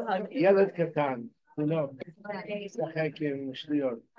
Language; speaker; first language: Hebrew; non-native, fluent; English